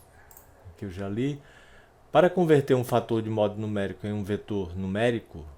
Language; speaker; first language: Portuguese; native; Portuguese